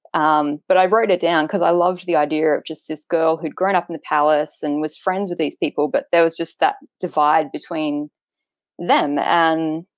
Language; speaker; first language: English; native; English